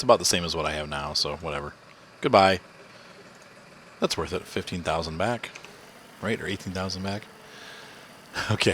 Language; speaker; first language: English; native; English